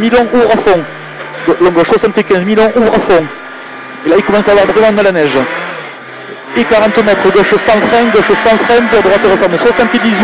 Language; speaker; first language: French; native; French